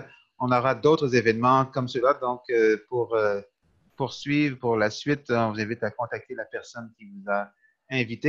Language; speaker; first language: French; native; French